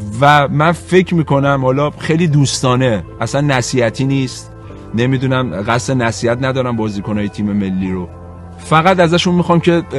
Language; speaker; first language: Persian; native; Persian